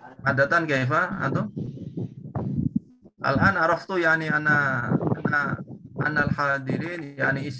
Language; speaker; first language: Arabic; non-native, learner; Indonesian